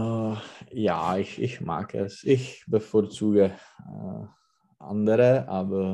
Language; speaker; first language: German; non-native, learner; Czech